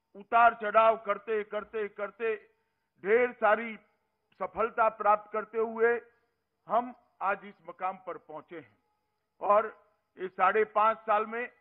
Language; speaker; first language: Hindi; non-native, local second language; Gujarati